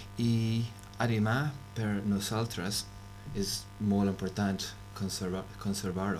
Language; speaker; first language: Catalan; non-native, learner; English